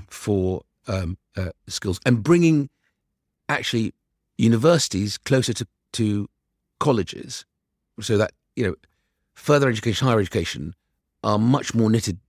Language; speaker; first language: English; early bilingual, other home language; Arabic